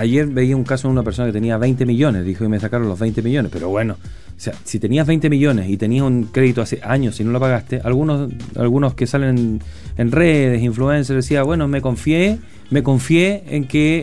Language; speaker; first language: Spanish; native; Spanish